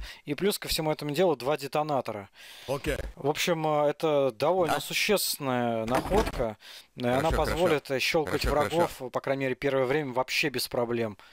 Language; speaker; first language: Russian; native; Russian